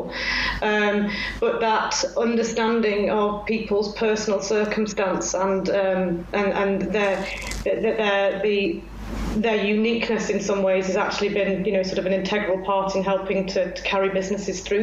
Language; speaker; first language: English; native; English